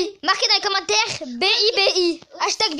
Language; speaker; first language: French; native; French